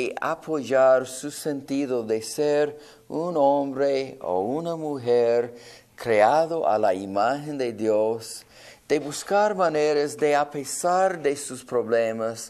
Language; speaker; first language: Spanish; non-native, fluent; English